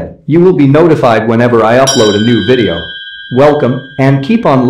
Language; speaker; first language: English; native; English